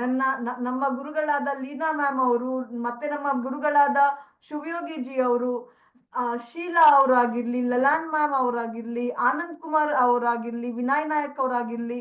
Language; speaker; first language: Kannada; native; Kannada